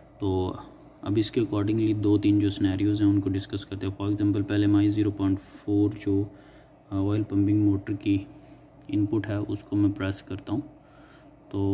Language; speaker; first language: Urdu; native; Urdu